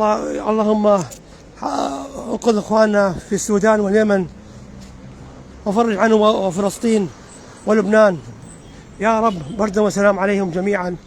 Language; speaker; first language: Arabic; native; Arabic